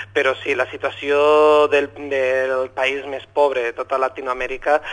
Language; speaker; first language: Catalan; non-native, local second language; Spanish